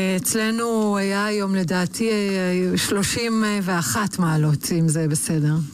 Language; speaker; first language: Hebrew; native; Hebrew